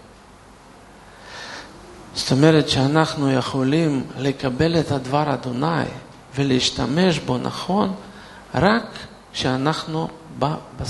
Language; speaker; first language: Hebrew; non-native, fluent; Russian